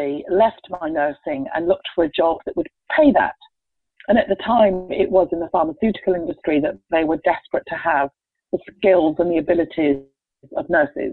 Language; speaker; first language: English; native; English